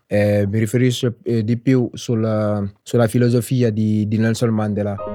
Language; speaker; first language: Italian; non-native, fluent; Wolof